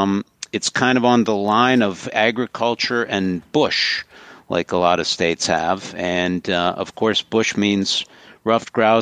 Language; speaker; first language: English; native; English